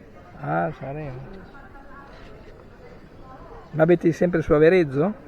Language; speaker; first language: Italian; native; Italian